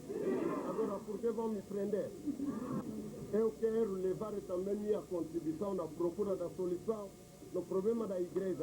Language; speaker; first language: Portuguese; non-native, fluent; Lingala